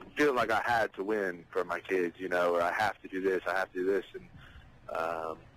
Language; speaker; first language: English; native; English